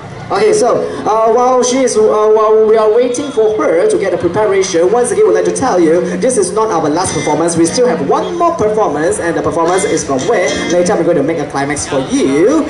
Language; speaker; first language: English; non-native, local second language; Chinese